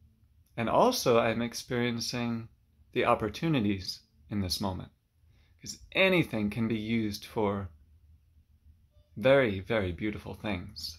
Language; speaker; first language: English; native; English